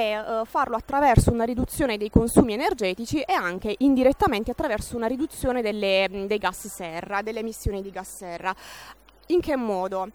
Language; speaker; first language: Italian; native; Italian